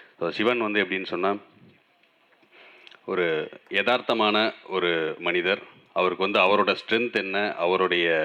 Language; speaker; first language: Tamil; native; Tamil